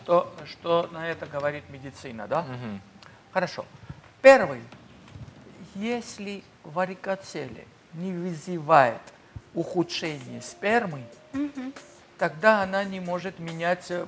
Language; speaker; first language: Russian; non-native, fluent; Georgian